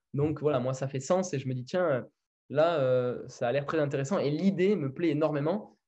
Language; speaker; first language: French; native; French